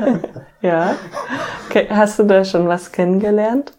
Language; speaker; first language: German; native; German